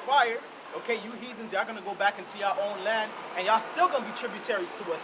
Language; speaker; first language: English; native; English